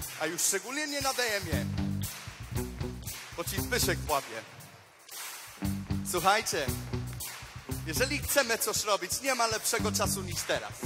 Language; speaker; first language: Polish; non-native, fluent; Spanish